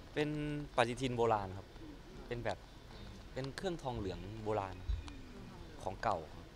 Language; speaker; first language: Thai; native; Thai